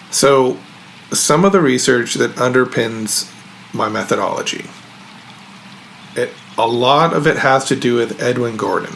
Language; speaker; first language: English; native; English